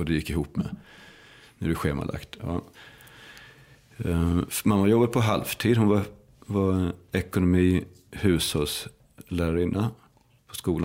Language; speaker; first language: Swedish; native; Swedish